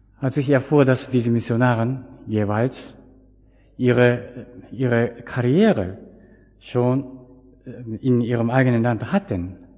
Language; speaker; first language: German; non-native, fluent; Japanese